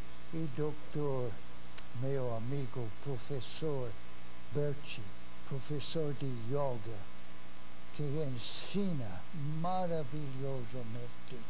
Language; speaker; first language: Portuguese; non-native, fluent; English